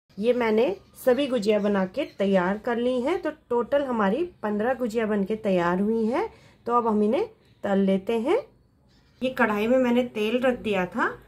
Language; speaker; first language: Hindi; native; Hindi